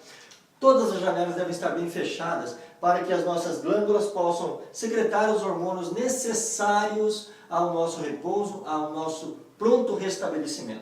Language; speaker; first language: Portuguese; native; Portuguese